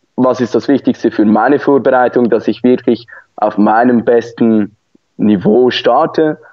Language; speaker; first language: German; native; German